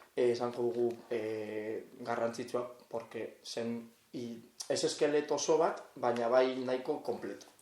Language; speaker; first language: Basque; non-native, local second language; Spanish